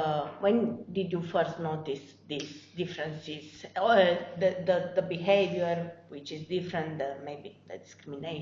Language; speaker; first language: English; non-native, fluent; Romanian